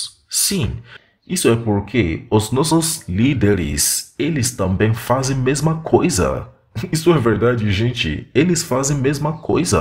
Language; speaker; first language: Portuguese; non-native, fluent; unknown